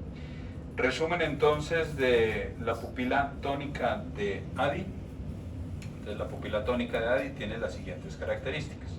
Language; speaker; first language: Spanish; native; Spanish